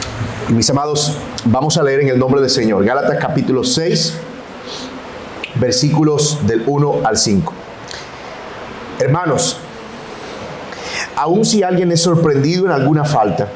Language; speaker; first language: Spanish; native; Spanish